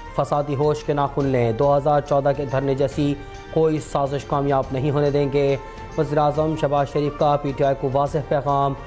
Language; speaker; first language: Urdu; native; Urdu